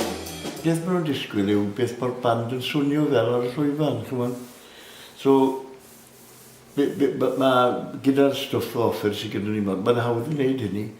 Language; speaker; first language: Welsh; native; Welsh